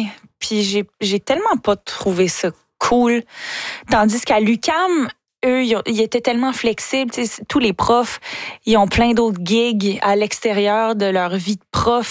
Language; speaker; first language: French; native; French